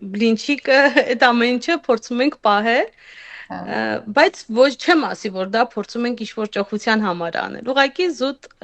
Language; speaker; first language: Armenian; native; Armenian